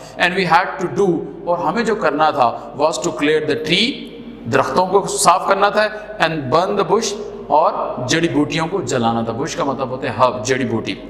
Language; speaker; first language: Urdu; non-native, local second language; Punjabi